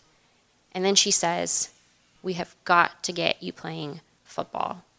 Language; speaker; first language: English; non-native, local second language; Urdu